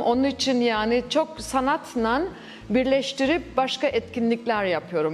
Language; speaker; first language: Turkish; early bilingual, heritage; Turkish